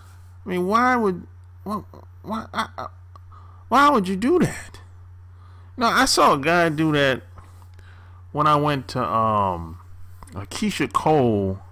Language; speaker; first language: English; native; English